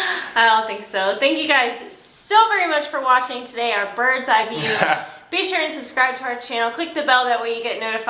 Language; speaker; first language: English; native; English